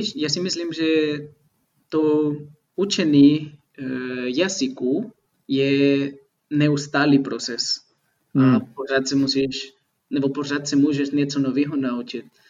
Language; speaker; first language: Czech; non-native, fluent; Spanish